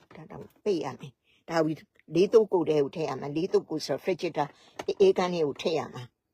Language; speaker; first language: Burmese; native; Burmese